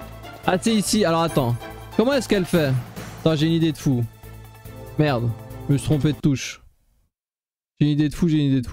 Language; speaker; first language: French; native; French